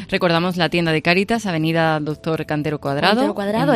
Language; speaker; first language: Spanish; native; Spanish